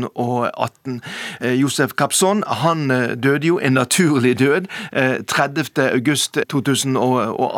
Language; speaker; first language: Norwegian; native; Norwegian